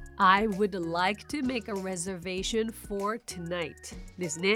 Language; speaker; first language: English; non-native, fluent; Japanese